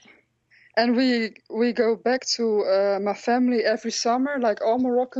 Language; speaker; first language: English; non-native, fluent; Dutch